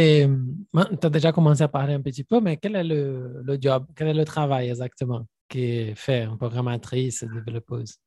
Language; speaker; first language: French; non-native, fluent; Portuguese